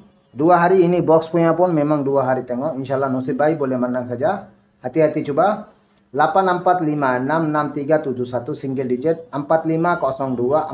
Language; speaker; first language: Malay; non-native, learner; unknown